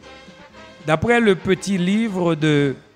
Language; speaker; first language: French; non-native, local second language; Haitian Creole